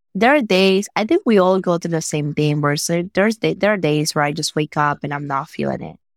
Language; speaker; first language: English; non-native, fluent; Spanish